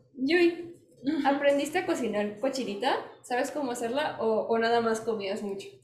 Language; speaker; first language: Spanish; native; Spanish